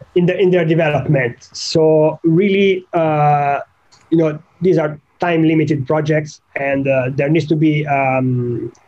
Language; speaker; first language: English; non-native, fluent; Italian